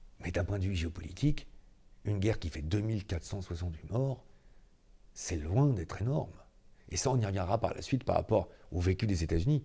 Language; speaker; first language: French; native; French